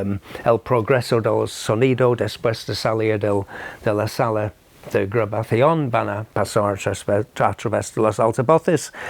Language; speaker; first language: Spanish; non-native, fluent; English